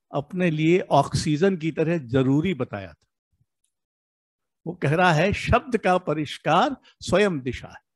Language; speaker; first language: Hindi; native; Hindi